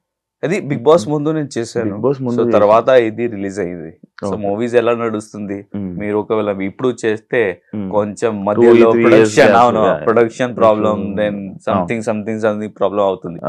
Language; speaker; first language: Telugu; non-native, learner; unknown